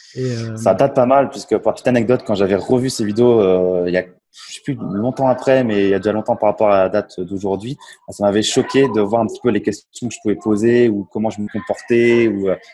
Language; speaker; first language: French; native; French